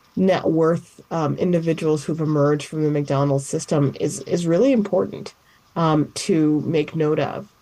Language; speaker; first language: English; native; English